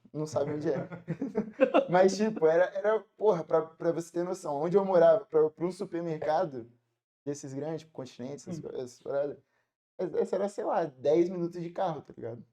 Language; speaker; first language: Portuguese; native; Portuguese